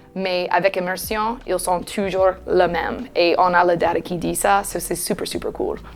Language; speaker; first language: French; non-native, fluent; English